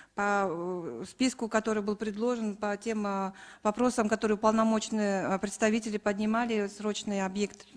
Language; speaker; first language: Russian; non-native, local second language; Kyrgyz